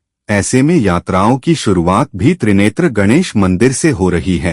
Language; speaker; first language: Hindi; native; Hindi